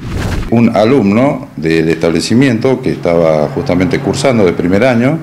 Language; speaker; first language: Spanish; native; Spanish